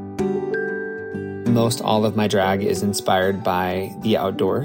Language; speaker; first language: English; native; English